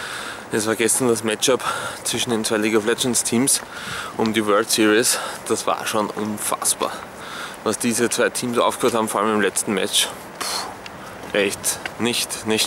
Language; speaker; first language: German; native; German